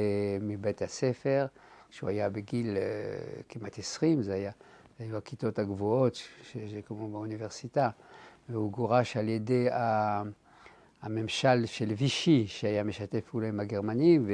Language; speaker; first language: Hebrew; non-native, fluent; French